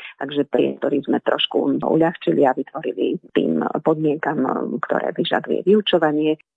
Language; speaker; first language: Slovak; non-native, local second language; Hungarian